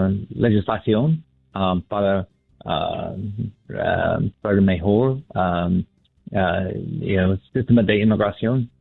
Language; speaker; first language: Spanish; non-native, learner; English